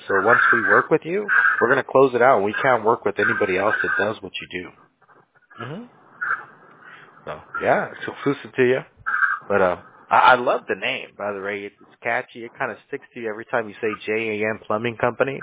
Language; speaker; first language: English; early bilingual, other home language; Spanish